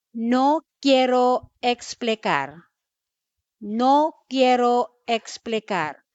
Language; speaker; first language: Spanish; non-native, fluent; Filipino